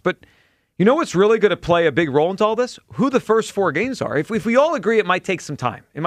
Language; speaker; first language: English; native; English